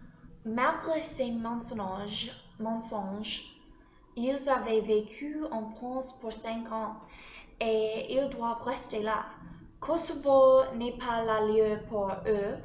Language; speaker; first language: French; non-native, learner; English